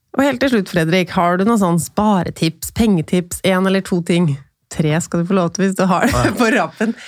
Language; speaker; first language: Norwegian; native; Norwegian